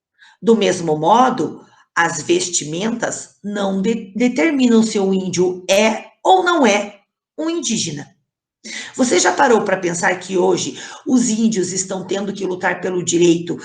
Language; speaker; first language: Portuguese; native; Portuguese